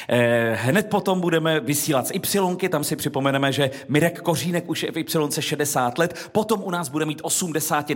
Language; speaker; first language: Czech; native; Czech